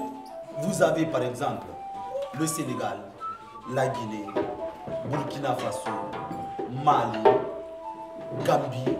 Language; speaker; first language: French; non-native, fluent; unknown